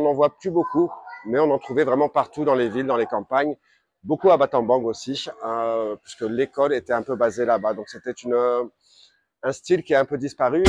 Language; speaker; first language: French; native; French